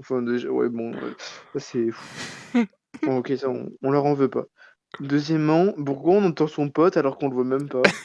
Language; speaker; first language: French; native; French